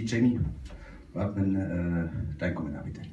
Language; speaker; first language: German; native; German